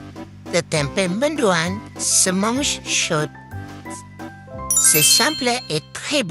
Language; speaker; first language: French; non-native, learner; Indonesian